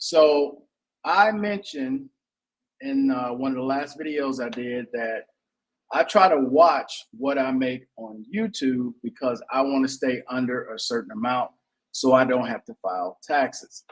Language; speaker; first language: English; native; English